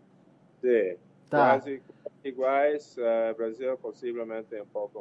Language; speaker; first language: Portuguese; non-native, fluent; English